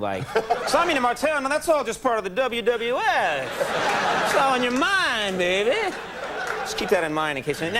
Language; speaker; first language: English; native; English